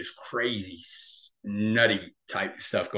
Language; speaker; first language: English; native; English